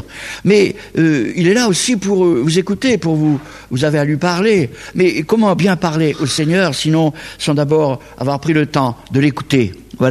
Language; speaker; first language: French; native; French